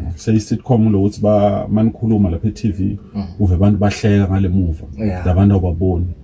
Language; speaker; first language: Zulu; non-native, local second language; Swati